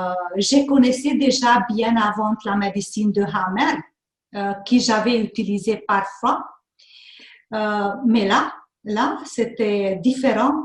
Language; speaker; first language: French; non-native, fluent; Hungarian